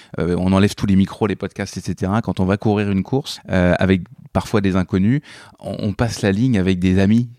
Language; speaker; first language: French; native; French